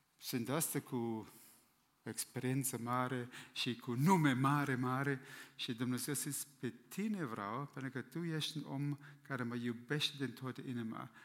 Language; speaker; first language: Romanian; non-native, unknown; German